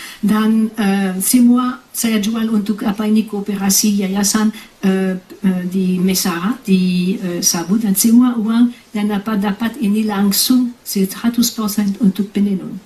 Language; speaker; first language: Indonesian; non-native, fluent; French